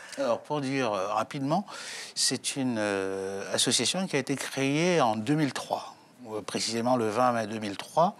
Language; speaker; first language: French; native; French